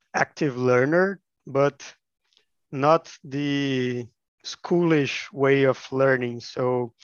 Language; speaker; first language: English; non-native, fluent; Portuguese